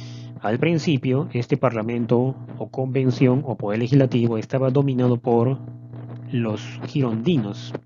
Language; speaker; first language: Spanish; native; Spanish